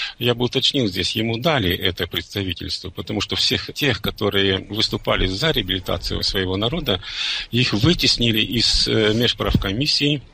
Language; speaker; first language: Russian; non-native, local second language; German